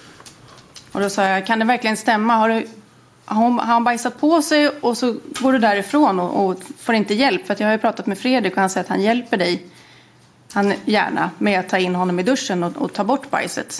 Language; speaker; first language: Swedish; native; Swedish